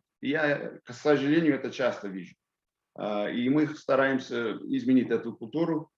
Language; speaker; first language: Russian; non-native, fluent; English